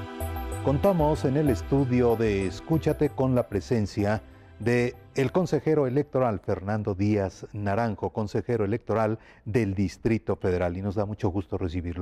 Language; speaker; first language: Spanish; native; Spanish